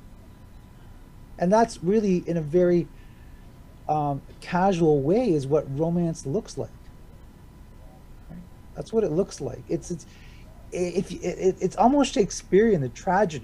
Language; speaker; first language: English; native; English